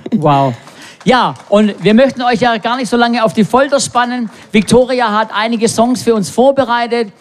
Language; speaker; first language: German; native; German